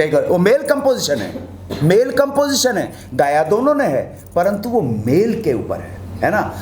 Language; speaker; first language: Hindi; native; Hindi